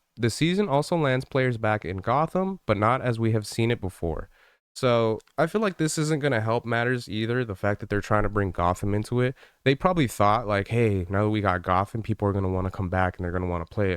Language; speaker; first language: English; native; English